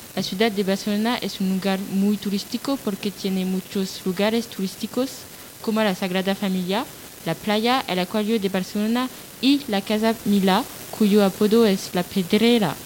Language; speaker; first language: Spanish; non-native, learner; French